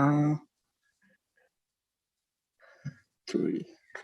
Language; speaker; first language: English; non-native, learner; Spanish